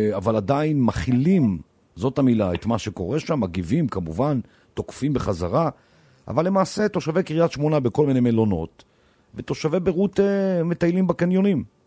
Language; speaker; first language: Hebrew; native; Hebrew